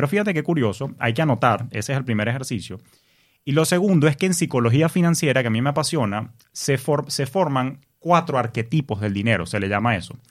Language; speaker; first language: Spanish; native; Spanish